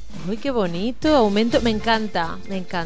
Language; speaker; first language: Spanish; native; Spanish